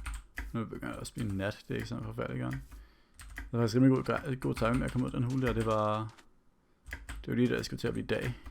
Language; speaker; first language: Danish; native; Danish